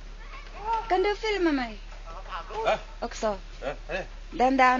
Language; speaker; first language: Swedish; early bilingual, other home language; Filipino